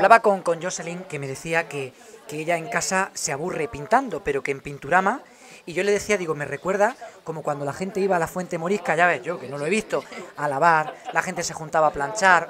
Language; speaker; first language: Spanish; native; Spanish